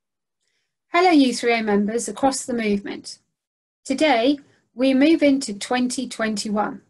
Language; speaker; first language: English; native; English